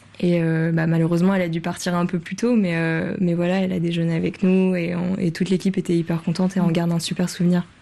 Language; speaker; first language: French; native; French